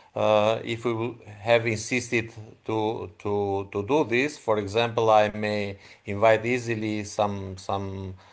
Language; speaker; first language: English; non-native, fluent; Albanian